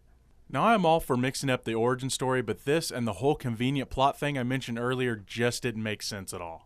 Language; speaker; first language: English; native; English